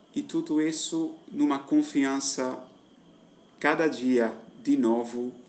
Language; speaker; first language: Portuguese; non-native, fluent; Dutch